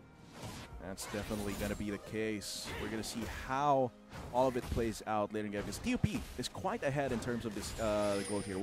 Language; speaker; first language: English; non-native, local second language; Filipino